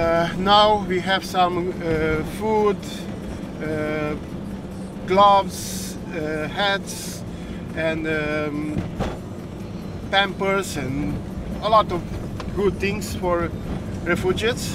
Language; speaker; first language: English; non-native, learner; Romanian